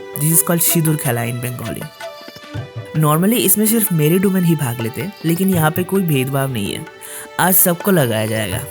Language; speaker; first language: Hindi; non-native, local second language; Bangla